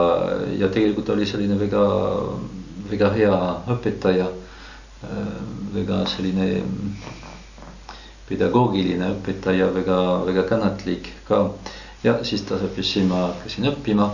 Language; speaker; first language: Estonian; non-native, fluent; French